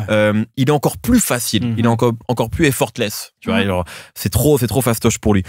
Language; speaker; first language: French; native; French